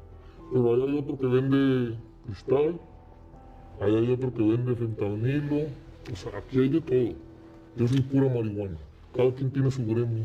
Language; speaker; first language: Spanish; native; Spanish